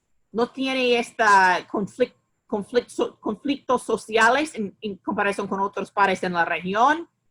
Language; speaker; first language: Spanish; non-native, fluent; English